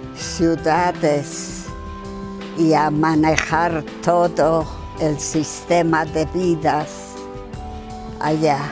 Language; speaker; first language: Spanish; non-native, fluent; Yiddish